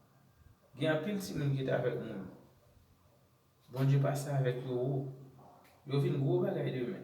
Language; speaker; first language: French; non-native, learner; Haitian Creole